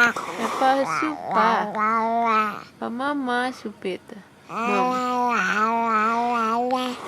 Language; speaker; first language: Portuguese; native; Portuguese